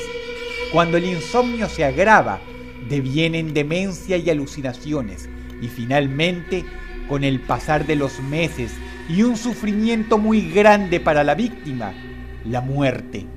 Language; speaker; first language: Spanish; native; Spanish